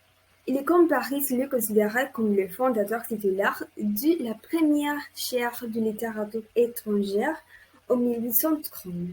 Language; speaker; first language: French; non-native, learner; Spanish